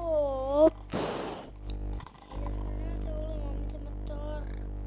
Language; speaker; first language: Finnish; native; Finnish